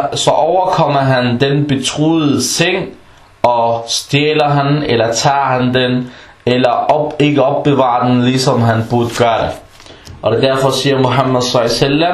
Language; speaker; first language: Danish; early bilingual, other home language; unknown